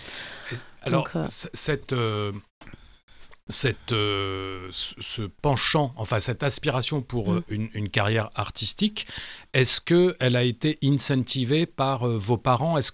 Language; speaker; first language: French; native; French